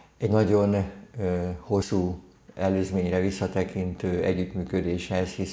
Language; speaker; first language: Hungarian; native; Hungarian